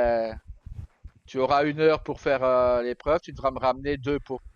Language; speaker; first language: French; native; French